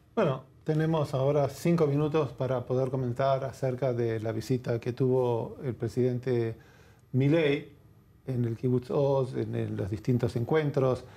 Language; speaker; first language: Spanish; native; Spanish